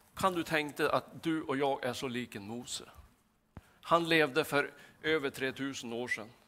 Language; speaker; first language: Swedish; native; Swedish